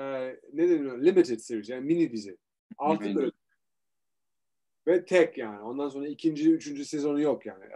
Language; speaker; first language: Turkish; early bilingual, heritage; Turkish